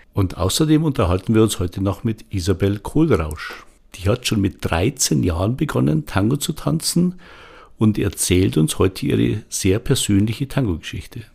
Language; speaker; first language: German; native; German